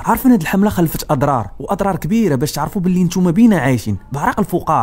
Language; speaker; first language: Arabic; native; Arabic